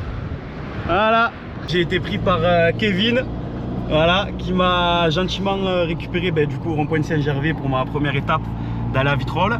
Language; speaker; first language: French; native; French